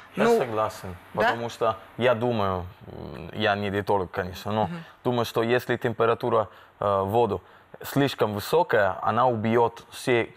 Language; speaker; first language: Russian; non-native, learner; Italian